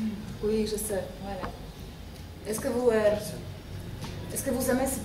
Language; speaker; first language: French; non-native, fluent; Polish